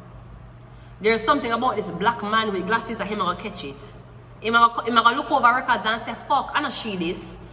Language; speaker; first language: English; native; English